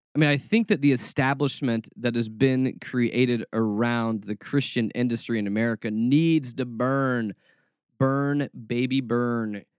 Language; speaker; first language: English; native; English